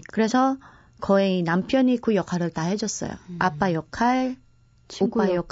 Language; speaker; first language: Korean; non-native, fluent; Filipino